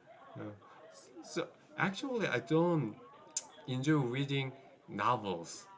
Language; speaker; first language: English; non-native, learner; Korean